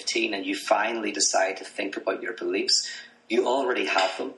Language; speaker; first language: English; native; English